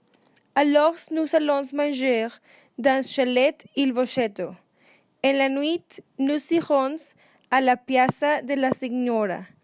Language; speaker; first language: French; non-native, learner; Spanish